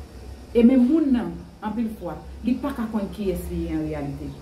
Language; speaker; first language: French; non-native, learner; Haitian Creole